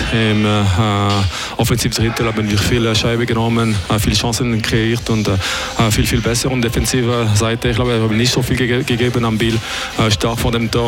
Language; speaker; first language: German; non-native, local second language; French